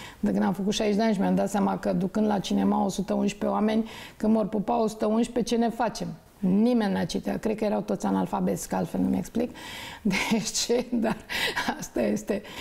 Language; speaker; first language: Romanian; native; Romanian